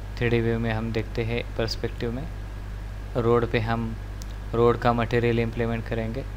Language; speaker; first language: Hindi; non-native, local second language; Marathi